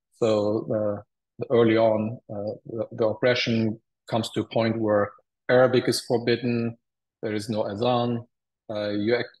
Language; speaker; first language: English; early bilingual, other home language; Turkish